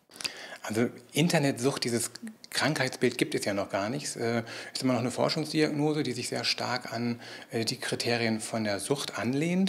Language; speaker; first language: German; native; German